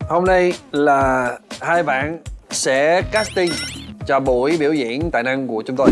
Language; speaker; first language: Vietnamese; non-native, fluent; English